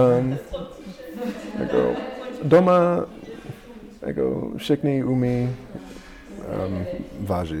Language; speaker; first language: Czech; non-native, learner; English